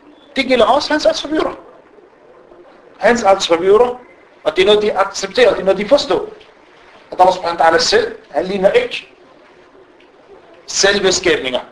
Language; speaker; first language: Danish; non-native, fluent; Arabic